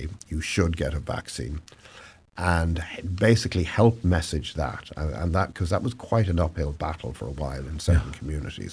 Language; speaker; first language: English; native; English